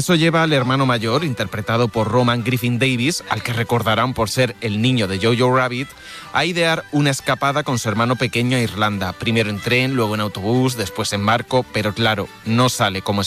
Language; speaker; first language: Spanish; native; Spanish